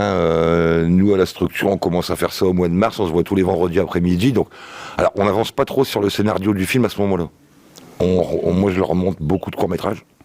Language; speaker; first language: French; native; French